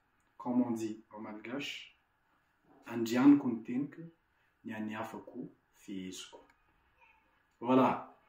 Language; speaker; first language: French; non-native, local second language; Malagasy